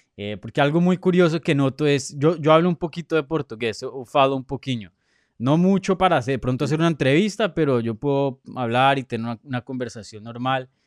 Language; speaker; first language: Spanish; native; Spanish